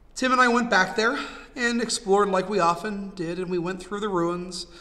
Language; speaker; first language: English; native; English